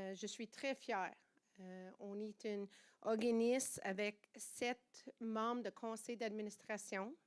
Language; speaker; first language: French; non-native, fluent; English